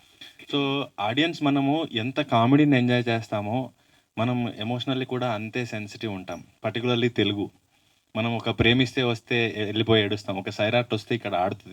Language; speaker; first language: Telugu; native; Telugu